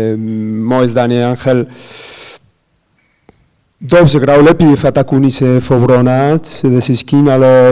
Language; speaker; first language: Polish; non-native, learner; Spanish